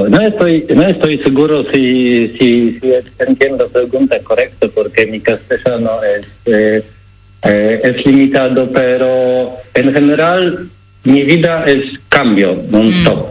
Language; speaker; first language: Spanish; non-native, learner; Polish